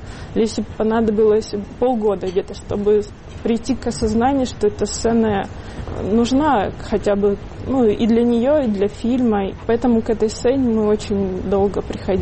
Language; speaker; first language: Russian; native; Russian